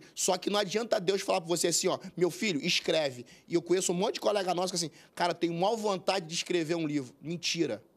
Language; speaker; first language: Portuguese; native; Portuguese